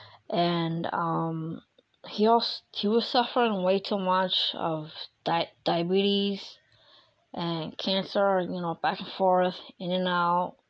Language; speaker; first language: English; early bilingual, other home language; Spanish